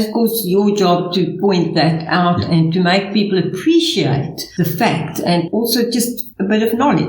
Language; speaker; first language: English; non-native, local second language; Afrikaans